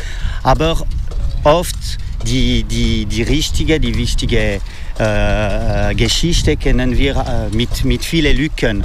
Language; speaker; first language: German; non-native, fluent; French